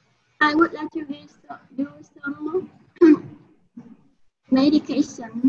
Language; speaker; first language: English; non-native, learner; Vietnamese